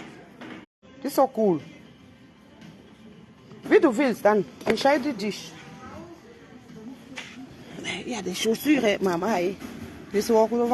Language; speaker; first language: German; non-native, fluent; French